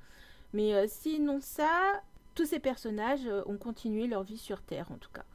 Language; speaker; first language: French; native; French